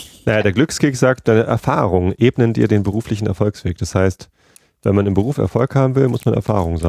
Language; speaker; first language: German; native; German